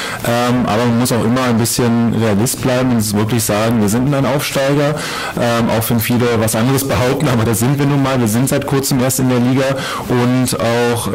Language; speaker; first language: German; native; German